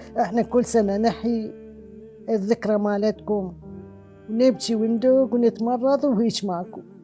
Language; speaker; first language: Arabic; non-native, local second language; Southern Kurdish